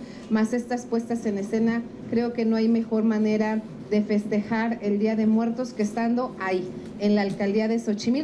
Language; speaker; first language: Spanish; native; Spanish